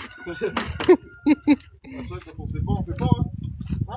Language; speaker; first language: French; native; French